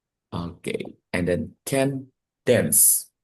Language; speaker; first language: English; non-native, fluent; Indonesian